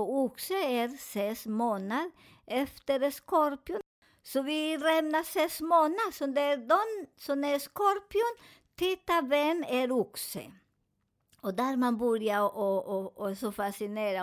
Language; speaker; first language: Swedish; non-native, learner; Spanish